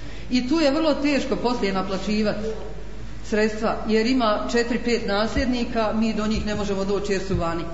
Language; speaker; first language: Croatian; native; Croatian